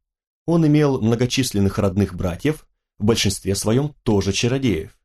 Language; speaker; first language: Russian; native; Russian